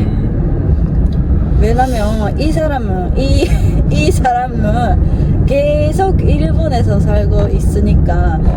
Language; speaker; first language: Korean; non-native, learner; Japanese